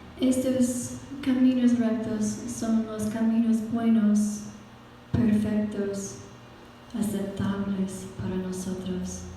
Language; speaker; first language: Spanish; non-native, fluent; English